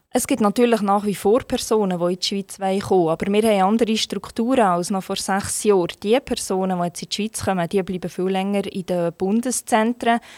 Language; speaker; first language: German; non-native, fluent; Turkish